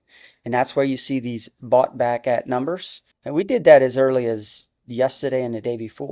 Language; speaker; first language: English; native; English